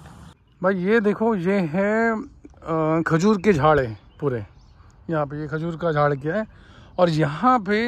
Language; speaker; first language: Hindi; native; Hindi